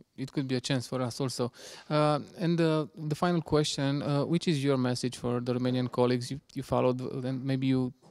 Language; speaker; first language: English; non-native, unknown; Romanian